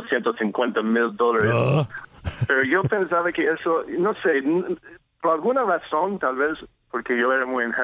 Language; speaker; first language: Spanish; non-native, fluent; English